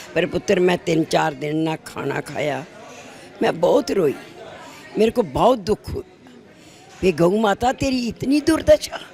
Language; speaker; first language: Hindi; non-native, local second language; Punjabi